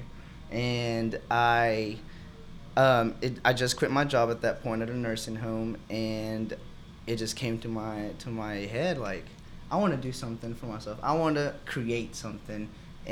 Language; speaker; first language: English; non-native, fluent; Spanish